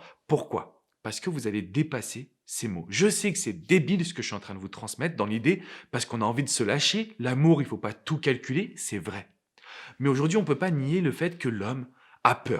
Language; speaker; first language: French; native; French